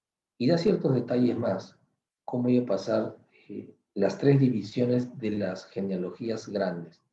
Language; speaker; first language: Spanish; native; Spanish